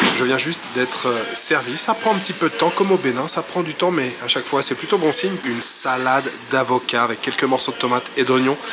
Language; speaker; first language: French; native; French